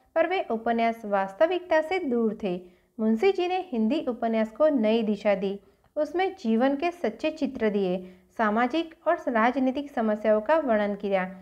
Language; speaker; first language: Hindi; non-native, local second language; Gujarati